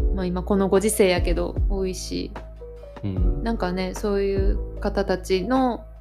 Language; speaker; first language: Japanese; native; Japanese